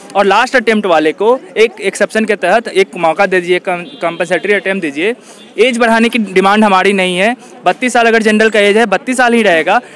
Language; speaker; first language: Hindi; native; Hindi